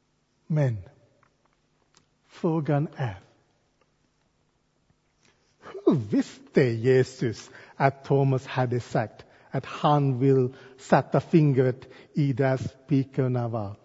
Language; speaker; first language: Swedish; non-native, fluent; English